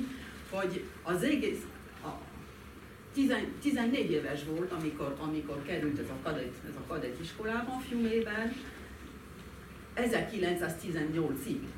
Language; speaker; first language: Hungarian; non-native, fluent; French